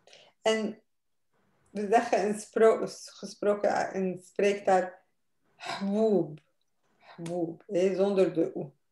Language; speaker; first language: Dutch; non-native, fluent; Arabic